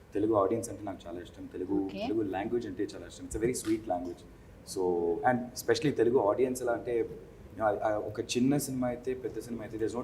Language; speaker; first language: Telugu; non-native, learner; Tamil